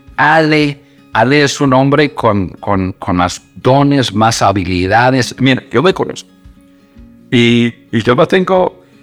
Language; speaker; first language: Spanish; non-native, fluent; English